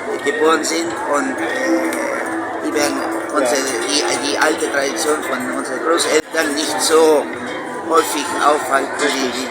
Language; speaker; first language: German; early bilingual, heritage; Spanish